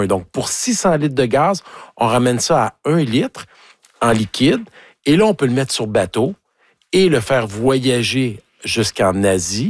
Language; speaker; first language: French; native; French